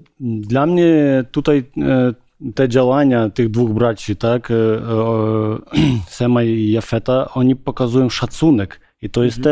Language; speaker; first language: Polish; non-native, learner; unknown